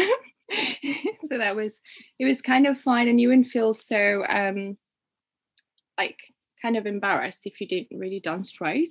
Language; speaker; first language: English; non-native, local second language; Ganda